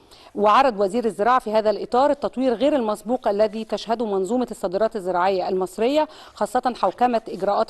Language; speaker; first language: Arabic; native; Arabic